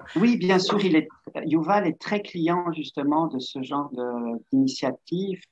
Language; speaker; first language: French; native; French